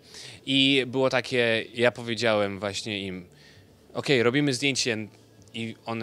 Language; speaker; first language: Polish; early bilingual, heritage; Polish